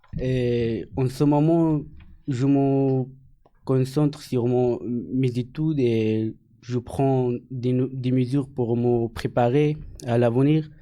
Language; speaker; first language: French; non-native, learner; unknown